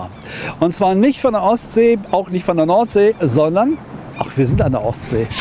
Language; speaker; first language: German; native; German